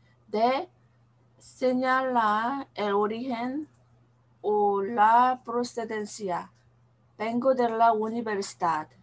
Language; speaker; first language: Spanish; non-native, learner; Korean